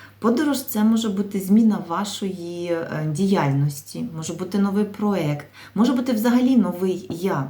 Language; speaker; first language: Ukrainian; native; Ukrainian